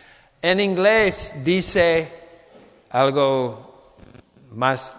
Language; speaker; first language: Spanish; non-native, fluent; English